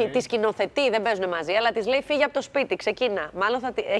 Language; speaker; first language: Greek; native; Greek